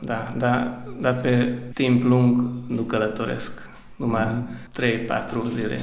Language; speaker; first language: Romanian; non-native, local second language; Hungarian